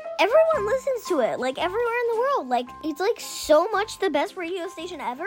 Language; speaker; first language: English; early bilingual, other home language; French